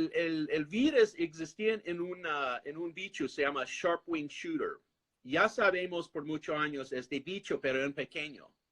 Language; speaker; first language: Spanish; non-native, fluent; English